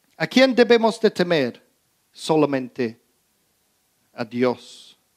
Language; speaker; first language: Spanish; early bilingual, heritage; Spanish